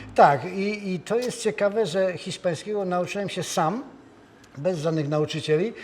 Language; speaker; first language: Polish; native; Polish